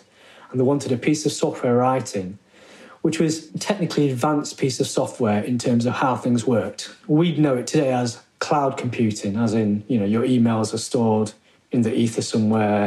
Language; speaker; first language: English; native; English